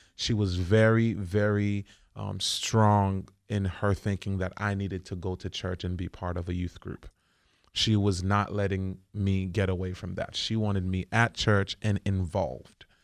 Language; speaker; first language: English; early bilingual, other home language; Haitian Creole